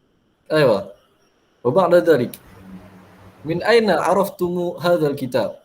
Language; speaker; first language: Arabic; non-native, fluent; Malay